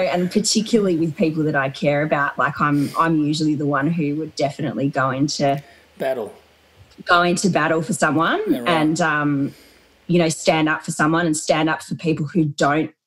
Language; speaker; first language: English; native; English